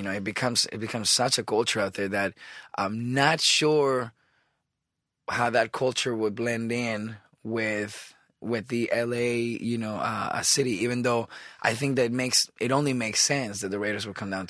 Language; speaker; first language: English; non-native, fluent; Spanish